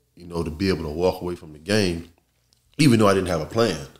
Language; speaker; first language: English; native; English